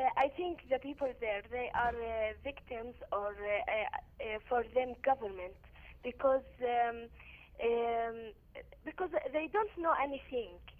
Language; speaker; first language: English; non-native, learner; Arabic